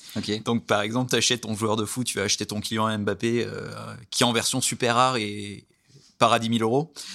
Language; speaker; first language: French; native; French